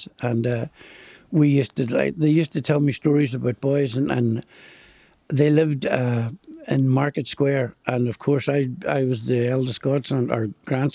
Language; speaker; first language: English; native; English